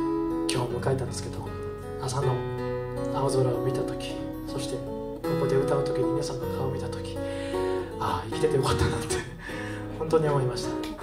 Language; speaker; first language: Japanese; native; Japanese